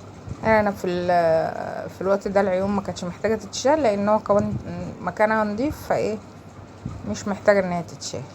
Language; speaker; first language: Arabic; native; Arabic